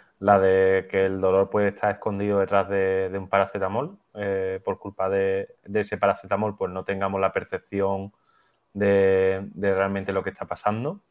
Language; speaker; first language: Spanish; native; Spanish